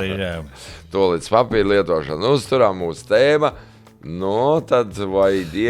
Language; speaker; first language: Latvian; native; Latvian